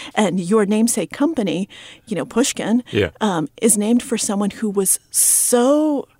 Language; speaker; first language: English; early bilingual, other home language; Russian